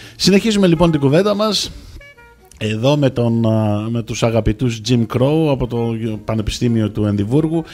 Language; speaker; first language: Greek; native; Greek